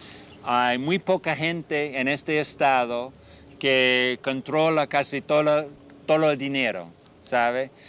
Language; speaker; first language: Spanish; non-native, fluent; English